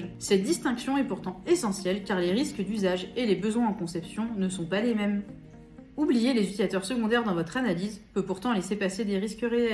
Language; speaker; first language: French; native; French